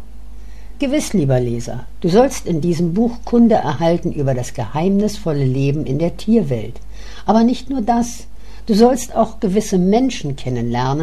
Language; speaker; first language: German; native; German